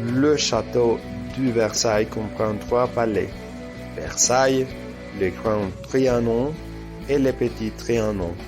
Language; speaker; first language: French; non-native, learner; Spanish